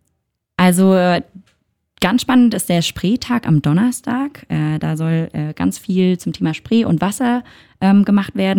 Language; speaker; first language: German; native; German